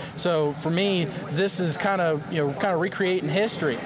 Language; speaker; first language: English; non-native, fluent; German